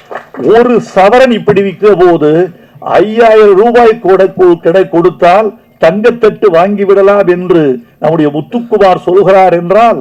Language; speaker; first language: Tamil; native; Tamil